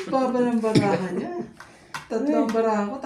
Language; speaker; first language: Filipino; native; Filipino